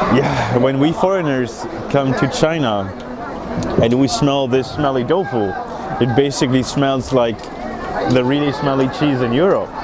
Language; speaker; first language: English; non-native, fluent; German